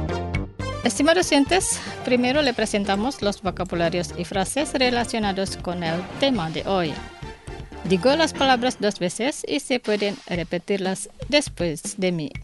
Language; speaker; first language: Spanish; non-native, learner; Indonesian